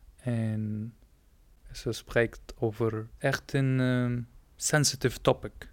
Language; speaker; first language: Dutch; non-native, fluent; Arabic